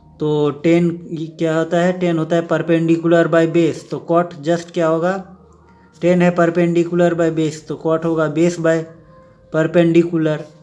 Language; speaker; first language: Hindi; native; Hindi